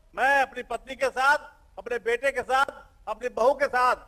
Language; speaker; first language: Hindi; native; Hindi